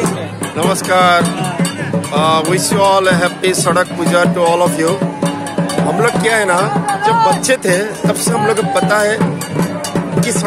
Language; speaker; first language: Hindi; non-native, local second language; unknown